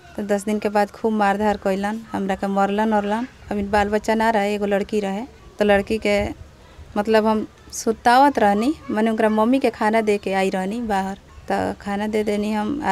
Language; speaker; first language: Hindi; native; Hindi